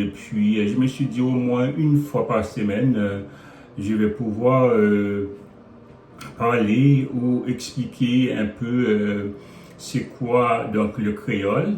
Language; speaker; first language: French; non-native, local second language; Haitian Creole